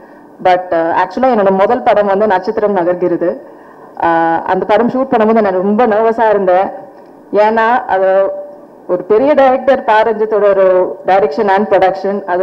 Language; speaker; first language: Tamil; non-native, fluent; Malayalam